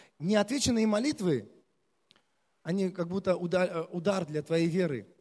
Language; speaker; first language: Russian; non-native, local second language; Armenian